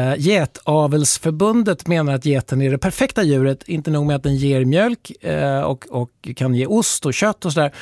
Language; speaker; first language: Swedish; native; Swedish